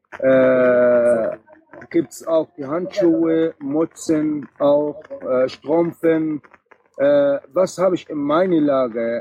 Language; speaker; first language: German; non-native, learner; Arabic